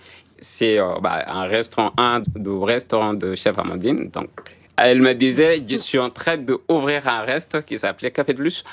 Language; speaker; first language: French; non-native, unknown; Arabic